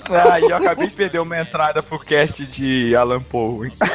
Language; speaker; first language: Portuguese; native; Portuguese